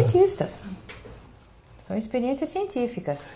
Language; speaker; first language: Portuguese; native; Portuguese